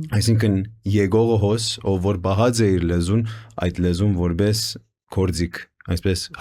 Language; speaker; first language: Armenian; early bilingual, heritage; Armenian